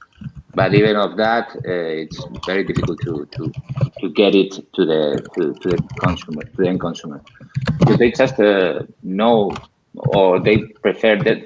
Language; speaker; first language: English; non-native, learner; Spanish